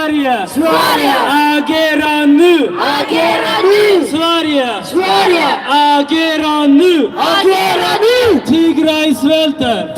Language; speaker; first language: Swedish; early bilingual, other home language; Tigrinya